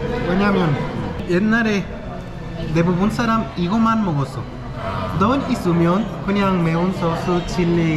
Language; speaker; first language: Korean; non-native, learner; Spanish